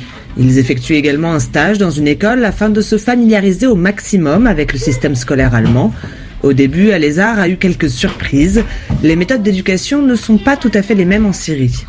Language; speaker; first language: French; native; French